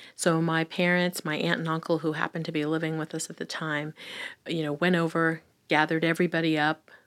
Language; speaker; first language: English; early bilingual, other home language; Filipino